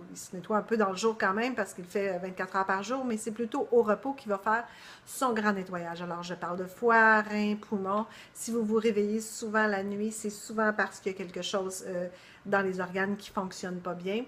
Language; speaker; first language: French; native; French